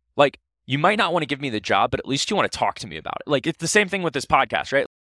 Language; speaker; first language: English; native; English